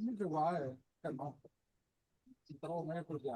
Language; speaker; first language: Italian; non-native, learner; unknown